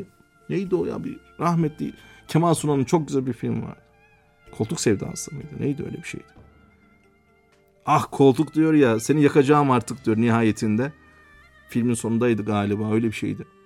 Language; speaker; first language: Turkish; native; Turkish